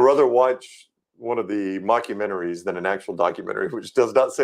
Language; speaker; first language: English; native; English